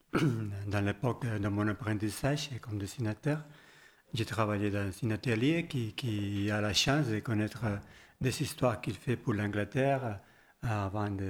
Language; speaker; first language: French; non-native, learner; Spanish